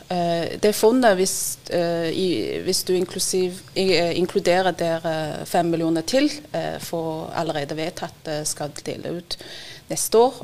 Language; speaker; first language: Norwegian; non-native, fluent; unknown